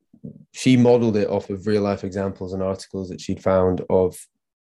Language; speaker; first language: English; native; English